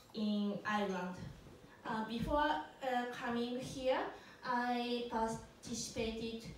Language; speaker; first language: English; non-native, learner; Japanese